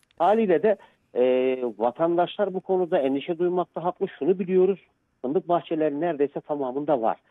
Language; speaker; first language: Turkish; native; Turkish